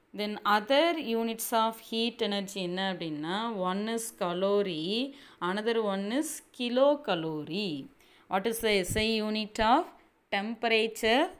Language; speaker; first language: English; non-native, local second language; Tamil